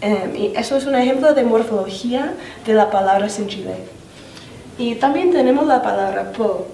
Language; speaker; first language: Spanish; non-native, fluent; English